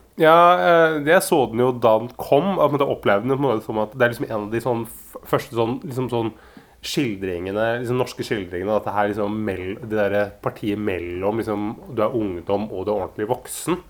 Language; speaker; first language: Norwegian; native; Norwegian